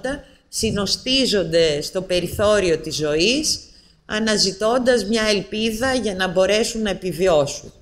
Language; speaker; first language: Greek; native; Greek